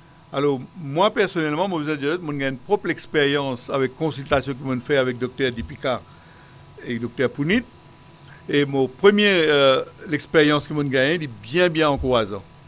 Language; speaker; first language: French; non-native, local second language; Morisyen